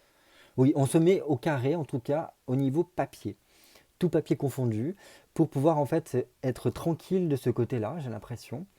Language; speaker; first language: French; native; French